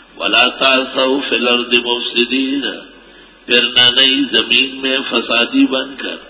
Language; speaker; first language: Urdu; non-native, local second language; Pashto